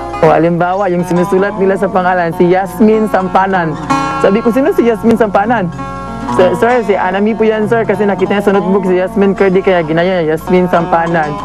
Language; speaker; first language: Filipino; non-native, local second language; Cebuano